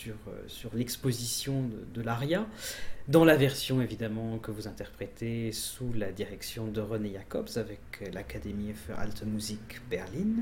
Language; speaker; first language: French; native; French